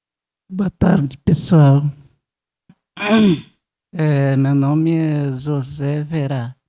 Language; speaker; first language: Portuguese; non-native, local second language; Guarani